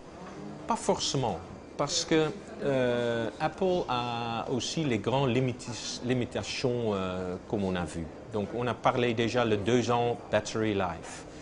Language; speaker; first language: French; non-native, fluent; Dutch